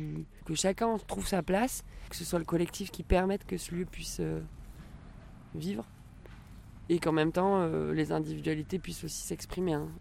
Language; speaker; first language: French; native; French